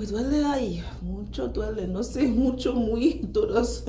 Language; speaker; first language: Spanish; non-native, learner; English